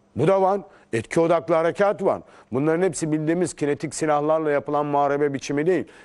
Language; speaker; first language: Turkish; native; Turkish